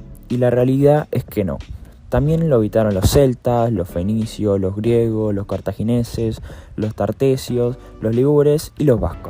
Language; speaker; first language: Spanish; native; Spanish